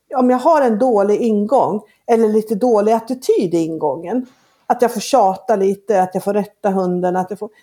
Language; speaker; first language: Swedish; native; Swedish